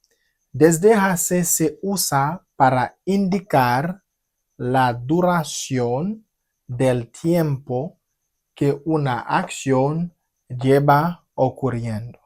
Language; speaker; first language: Spanish; non-native, fluent; Haitian Creole